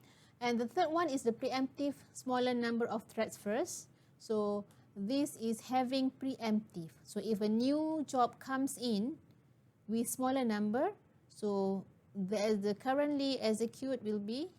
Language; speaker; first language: English; non-native, local second language; Malay